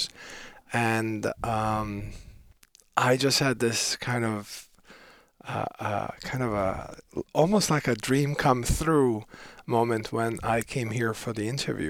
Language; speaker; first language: English; non-native, fluent; Bosnian